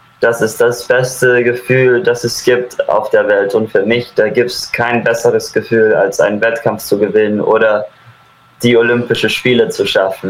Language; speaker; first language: German; early bilingual, heritage; German